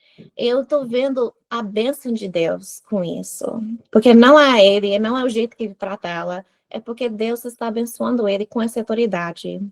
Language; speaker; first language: Portuguese; non-native, fluent; English